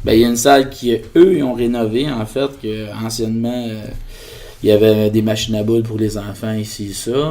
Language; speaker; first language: French; native; French